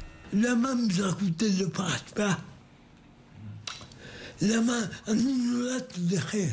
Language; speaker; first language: Hebrew; early bilingual, other home language; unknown